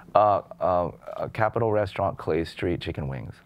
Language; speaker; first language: English; native; English